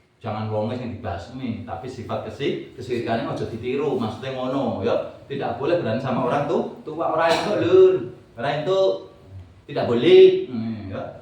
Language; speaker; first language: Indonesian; non-native, local second language; Javanese